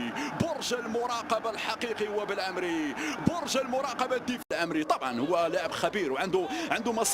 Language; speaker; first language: Arabic; native; Arabic